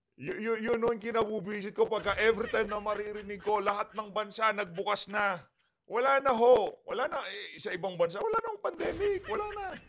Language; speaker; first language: Filipino; native; Filipino